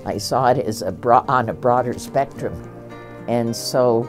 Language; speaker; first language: English; native; English